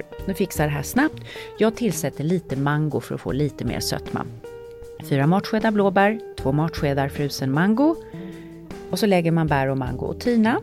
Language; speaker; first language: Swedish; native; Swedish